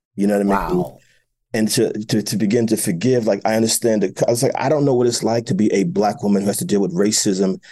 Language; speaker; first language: English; native; English